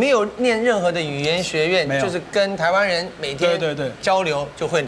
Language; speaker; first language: Chinese; native; Chinese